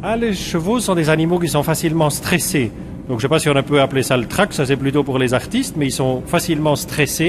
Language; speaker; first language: French; native; French